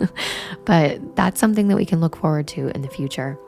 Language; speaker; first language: English; native; English